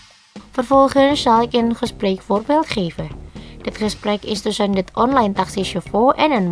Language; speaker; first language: Dutch; non-native, learner; Indonesian